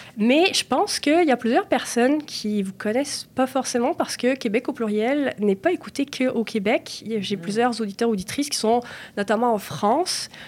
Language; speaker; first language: French; native; French